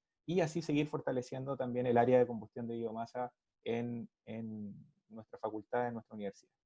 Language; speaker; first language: Spanish; native; Spanish